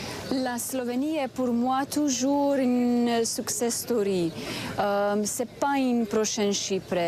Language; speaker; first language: French; non-native, fluent; Slovenian